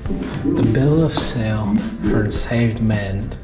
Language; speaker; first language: English; native; English